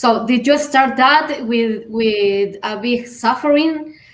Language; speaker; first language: English; non-native, learner; Spanish